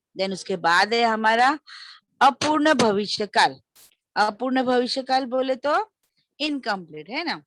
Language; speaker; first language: Hindi; non-native, local second language; Marathi